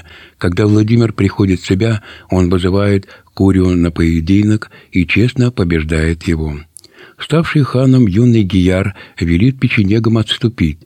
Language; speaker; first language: Russian; native; Russian